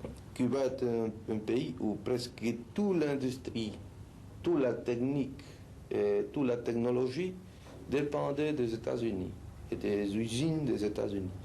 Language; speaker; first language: French; non-native, fluent; Spanish